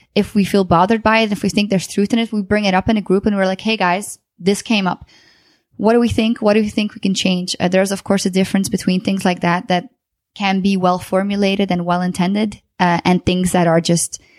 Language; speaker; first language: English; non-native, fluent; Dutch